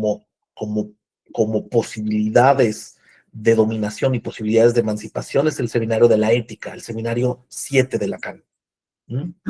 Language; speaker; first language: Spanish; native; Spanish